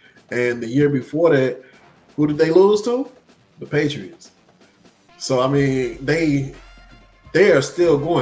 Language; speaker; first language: English; native; English